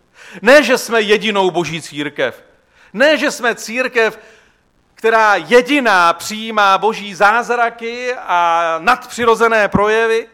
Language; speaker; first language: Czech; native; Czech